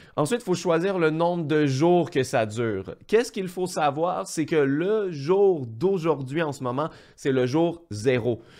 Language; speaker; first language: French; native; French